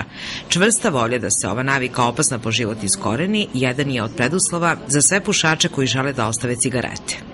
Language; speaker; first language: Serbian; native; Serbian